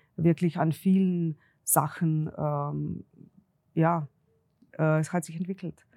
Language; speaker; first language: German; non-native, fluent; Slovenian